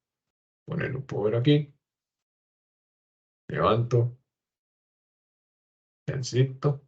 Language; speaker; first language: Spanish; native; Spanish